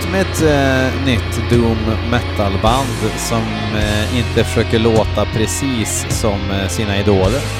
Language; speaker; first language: Swedish; native; Swedish